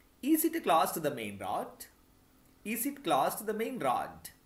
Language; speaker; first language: English; non-native, local second language; Sinhala